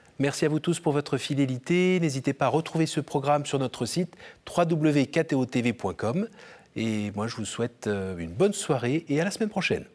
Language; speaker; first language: French; native; French